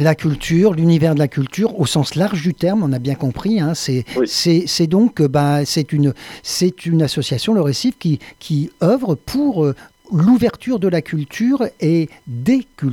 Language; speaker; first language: French; native; French